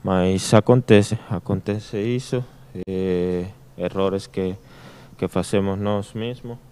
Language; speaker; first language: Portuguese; non-native, learner; Spanish